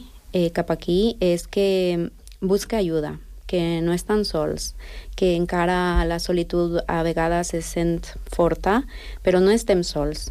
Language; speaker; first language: Catalan; non-native, fluent; Spanish